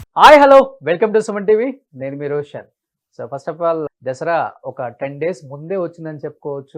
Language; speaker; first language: Telugu; native; Telugu